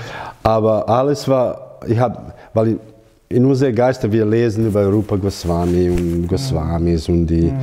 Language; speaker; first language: German; non-native, learner; Croatian